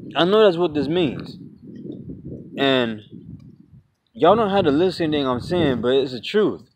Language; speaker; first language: English; native; English